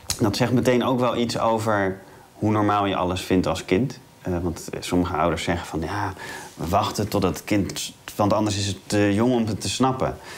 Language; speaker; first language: Dutch; native; Dutch